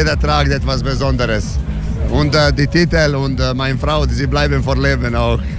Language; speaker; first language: German; non-native, learner; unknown